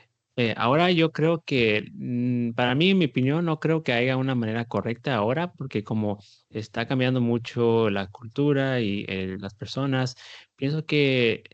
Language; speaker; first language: Spanish; early bilingual, heritage; Spanish